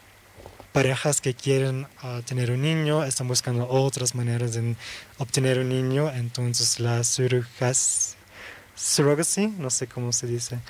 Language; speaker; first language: Spanish; early bilingual, heritage; Dutch